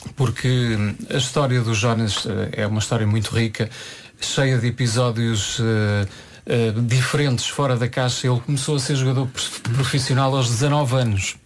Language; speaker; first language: Portuguese; native; Portuguese